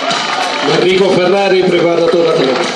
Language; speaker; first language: Italian; native; Italian